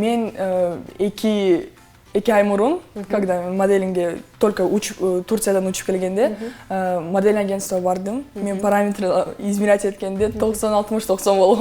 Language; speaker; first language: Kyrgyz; non-native, local second language; Russian